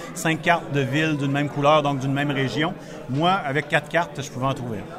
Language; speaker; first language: French; native; French